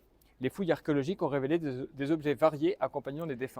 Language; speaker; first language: French; native; French